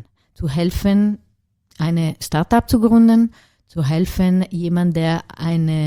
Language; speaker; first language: German; non-native, fluent; Italian